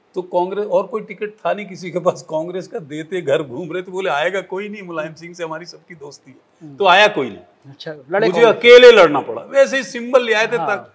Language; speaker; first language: Hindi; native; Hindi